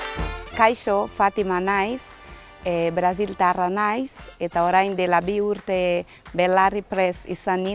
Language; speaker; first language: Basque; non-native, learner; Portuguese